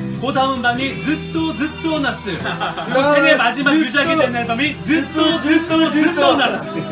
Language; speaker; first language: Korean; native; Korean